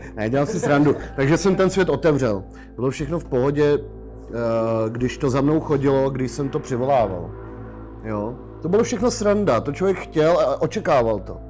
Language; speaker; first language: Czech; native; Czech